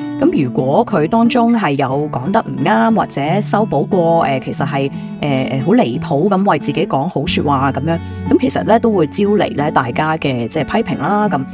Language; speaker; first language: Cantonese; native; Cantonese